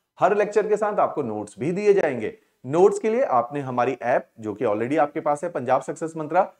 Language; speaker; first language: Hindi; non-native, local second language; Punjabi